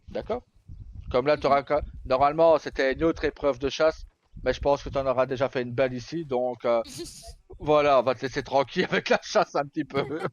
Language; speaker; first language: French; native; French